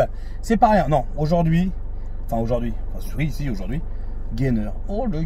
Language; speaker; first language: French; native; French